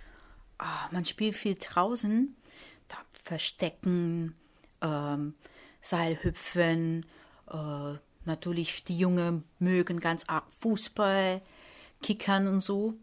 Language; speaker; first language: German; non-native, fluent; Portuguese